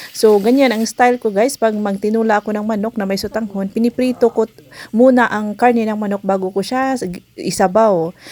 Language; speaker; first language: Filipino; non-native, local second language; Cebuano